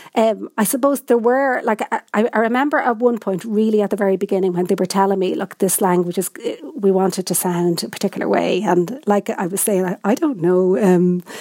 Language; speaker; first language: English; native; English